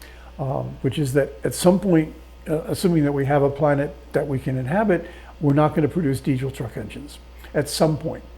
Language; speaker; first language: English; native; English